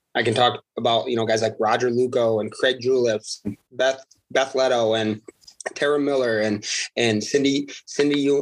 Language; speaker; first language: English; non-native, fluent; Uzbek